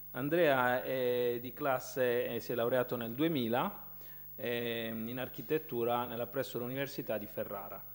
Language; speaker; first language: Italian; native; Italian